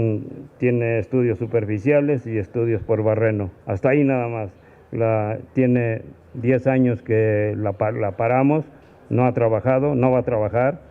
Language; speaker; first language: Spanish; native; Spanish